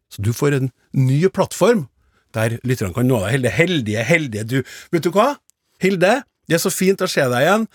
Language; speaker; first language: Norwegian; native; Norwegian